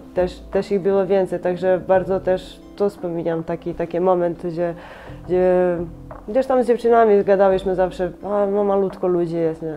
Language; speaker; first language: Polish; non-native, fluent; Serbian